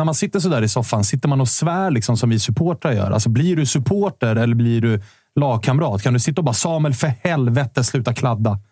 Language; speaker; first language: Swedish; native; Swedish